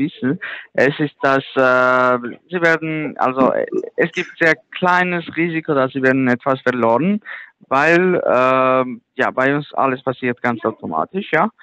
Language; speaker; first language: German; non-native, learner; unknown